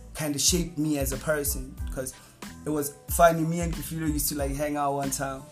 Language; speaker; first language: English; non-native, local second language; Northern Sotho